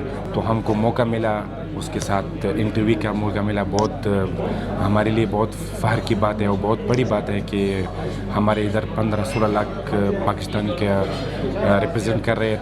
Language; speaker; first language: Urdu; non-native, local second language; Pashto